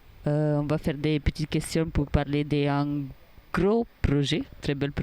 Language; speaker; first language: French; non-native, learner; Italian